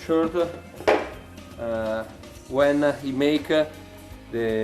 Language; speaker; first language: English; non-native, learner; Italian